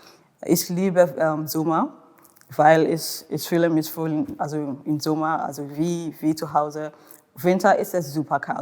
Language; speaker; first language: German; non-native, learner; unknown